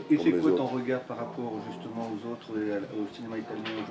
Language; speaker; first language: French; native; French